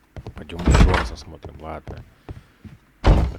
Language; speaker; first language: Russian; native; Russian